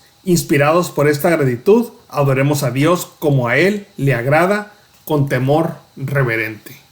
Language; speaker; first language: Spanish; native; Spanish